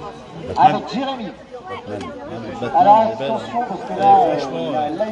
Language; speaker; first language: French; native; French